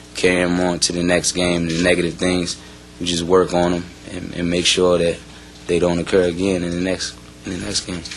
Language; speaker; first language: English; native; English